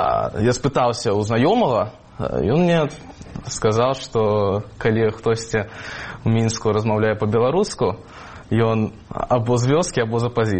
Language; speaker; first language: Ukrainian; non-native, fluent; Russian